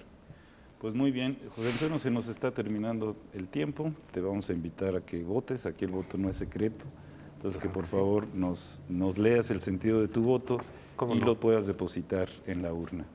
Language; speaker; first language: Spanish; native; Spanish